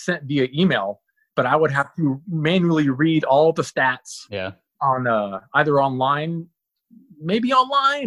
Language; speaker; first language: English; native; English